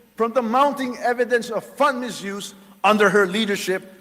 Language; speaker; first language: English; non-native, local second language; Filipino